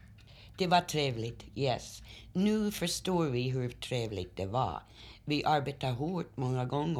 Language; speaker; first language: Swedish; early bilingual, heritage; Swedish